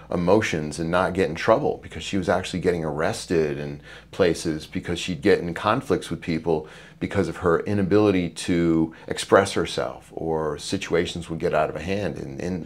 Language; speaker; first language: English; native; English